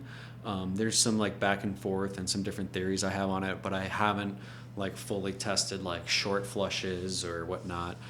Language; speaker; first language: English; native; English